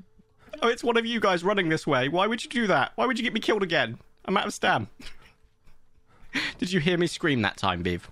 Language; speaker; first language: English; native; English